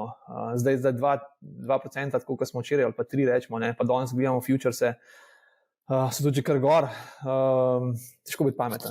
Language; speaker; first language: Slovenian; native; Slovenian